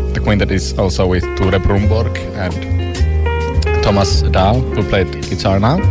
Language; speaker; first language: English; non-native, fluent; Norwegian